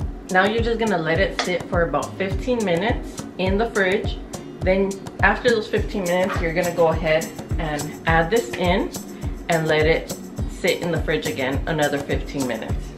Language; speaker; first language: English; early bilingual, other home language; Spanish